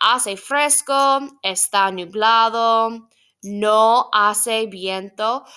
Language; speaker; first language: Spanish; non-native, fluent; English